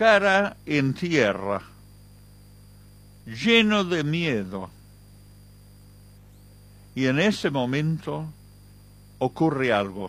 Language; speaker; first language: Spanish; non-native, fluent; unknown